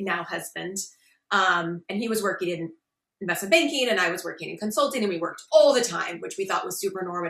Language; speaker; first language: English; native; English